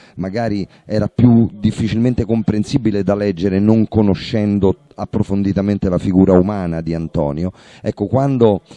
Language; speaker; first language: Italian; native; Italian